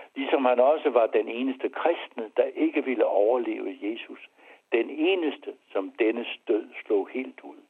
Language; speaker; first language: Danish; early bilingual, other home language; French